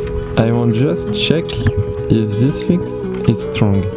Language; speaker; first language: English; non-native, learner; French